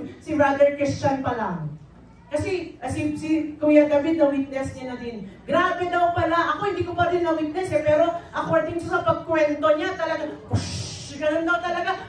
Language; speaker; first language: Filipino; native; Filipino